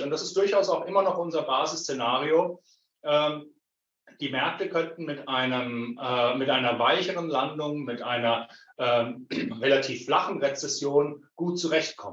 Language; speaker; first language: German; native; German